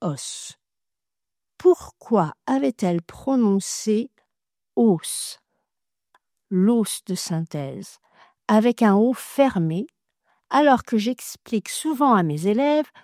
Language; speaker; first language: French; native; French